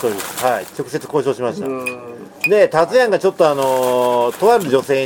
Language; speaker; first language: Japanese; native; Japanese